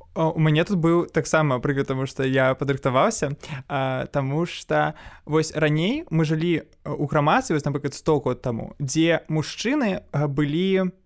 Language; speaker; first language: Belarusian; non-native, local second language; Russian